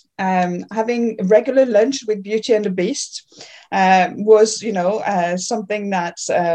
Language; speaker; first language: English; non-native, fluent; French